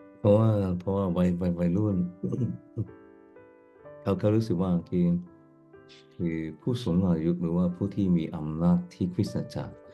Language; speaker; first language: Thai; non-native, fluent; Cantonese